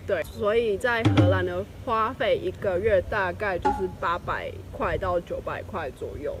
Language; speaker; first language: Chinese; native; Chinese